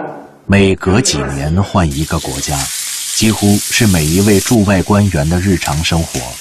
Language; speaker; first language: Chinese; native; Chinese